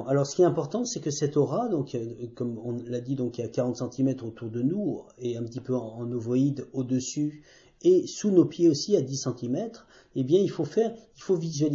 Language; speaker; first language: French; native; French